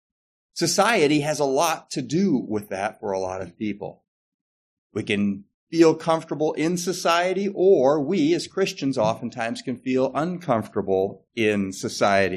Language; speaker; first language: English; native; English